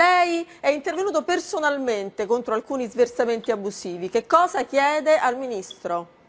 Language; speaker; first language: Italian; native; Italian